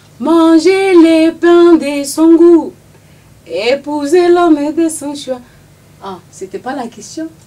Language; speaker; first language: French; non-native, local second language; Swahili